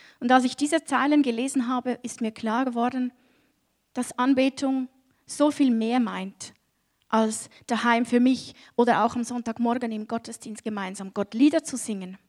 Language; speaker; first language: German; native; German